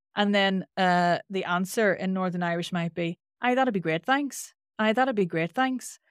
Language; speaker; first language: English; native; English